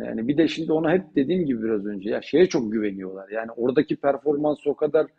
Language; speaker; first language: Turkish; native; Turkish